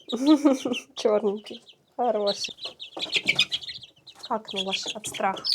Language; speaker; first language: Russian; native; Russian